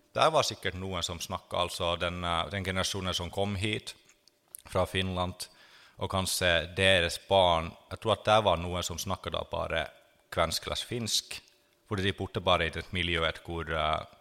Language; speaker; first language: Norwegian; non-native, fluent; Finnish